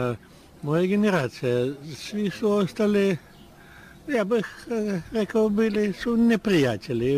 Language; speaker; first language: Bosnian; non-native, learner; Russian